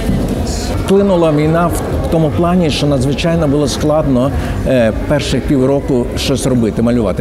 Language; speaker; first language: Ukrainian; native; Ukrainian